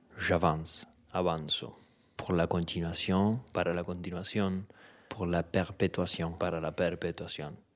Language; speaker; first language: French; non-native, learner; Spanish